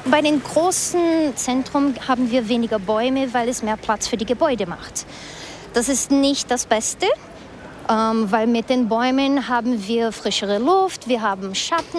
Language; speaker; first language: German; early bilingual, heritage; Portuguese